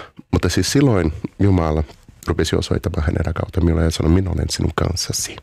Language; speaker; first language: Finnish; non-native, fluent; Portuguese